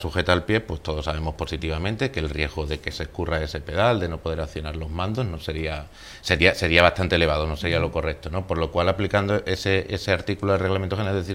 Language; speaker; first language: Spanish; native; Spanish